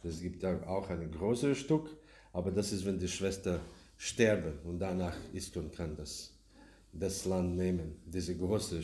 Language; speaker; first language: German; non-native, learner; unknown